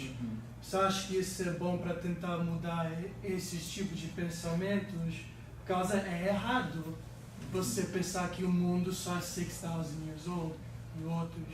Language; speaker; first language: Portuguese; early bilingual, heritage; English